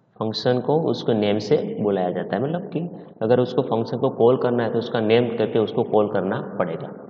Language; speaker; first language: Hindi; non-native, local second language; Gujarati